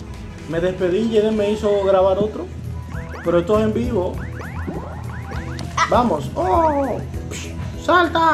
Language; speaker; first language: Spanish; native; Spanish